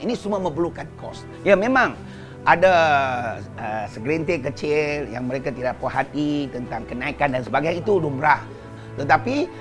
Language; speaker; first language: Malay; non-native, local second language; Chinese